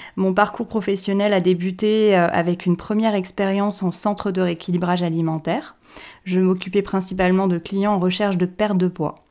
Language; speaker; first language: French; native; French